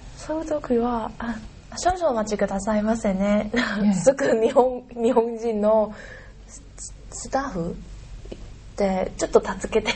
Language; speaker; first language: Japanese; non-native, learner; Chinese